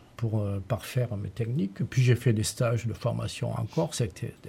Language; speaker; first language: French; native; French